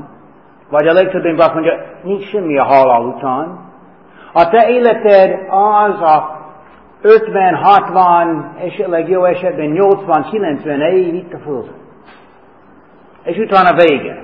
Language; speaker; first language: Hungarian; non-native, fluent; English